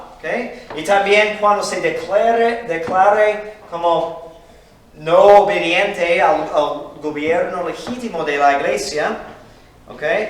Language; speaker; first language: Spanish; non-native, fluent; English